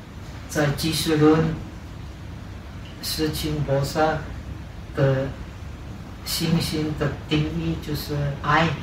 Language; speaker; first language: Chinese; non-native, fluent; Czech